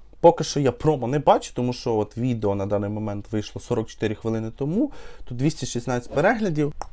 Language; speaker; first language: Ukrainian; native; Ukrainian